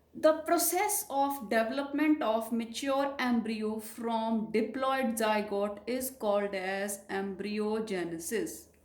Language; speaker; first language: English; non-native, local second language; Punjabi